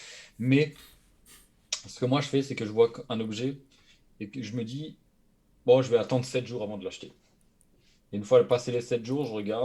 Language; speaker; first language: French; native; French